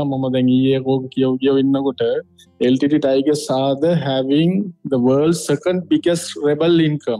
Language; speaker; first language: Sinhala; non-native, local second language; Tamil